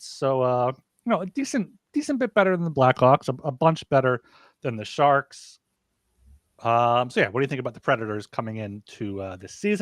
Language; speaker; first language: English; native; English